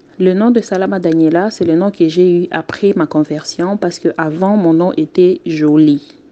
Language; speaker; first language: French; non-native, local second language; Lingala